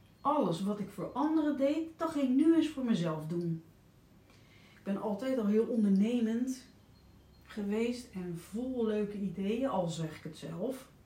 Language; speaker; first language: Dutch; native; Dutch